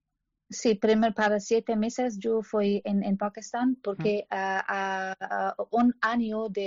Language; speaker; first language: Spanish; non-native, learner; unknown